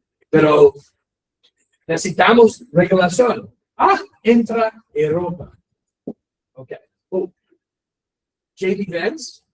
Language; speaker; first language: Spanish; non-native, learner; English